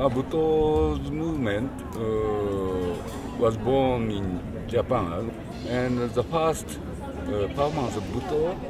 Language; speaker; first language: English; non-native, learner; Japanese